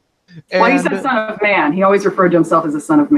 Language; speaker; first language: English; native; English